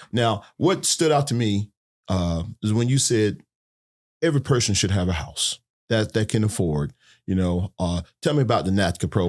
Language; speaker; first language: English; native; English